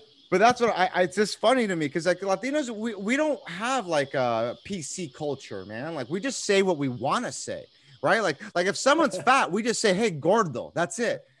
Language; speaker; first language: English; early bilingual, other home language; Spanish